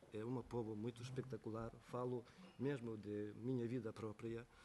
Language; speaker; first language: Portuguese; non-native, learner; Ukrainian